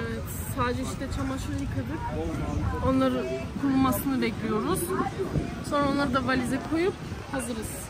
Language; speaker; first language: Turkish; early bilingual, heritage; Turkish